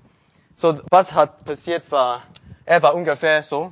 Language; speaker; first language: German; non-native, learner; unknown